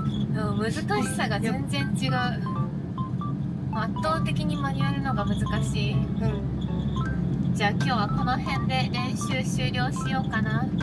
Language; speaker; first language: Japanese; native; Japanese